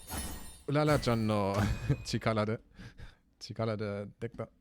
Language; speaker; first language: Japanese; non-native, learner; German